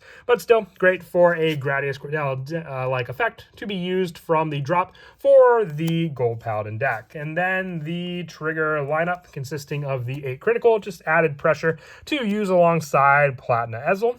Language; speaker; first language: English; native; English